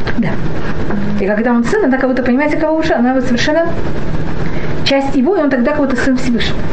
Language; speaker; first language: Russian; early bilingual, heritage; Russian